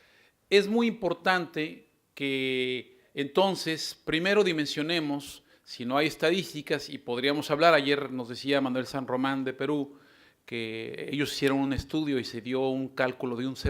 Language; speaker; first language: Spanish; native; Spanish